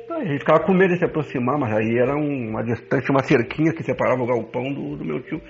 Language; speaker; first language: Portuguese; native; Portuguese